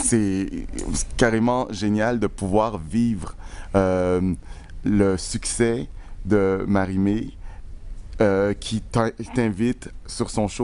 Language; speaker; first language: French; native; French